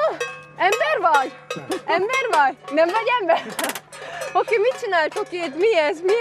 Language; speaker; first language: Hungarian; non-native, learner; Korean